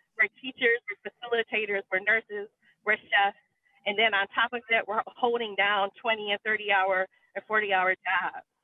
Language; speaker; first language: English; native; English